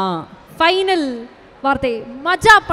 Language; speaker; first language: Tamil; native; Tamil